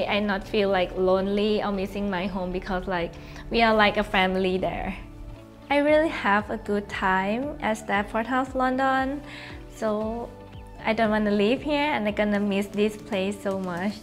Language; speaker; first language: English; non-native, learner; Thai